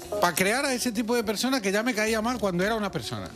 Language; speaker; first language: Spanish; native; Spanish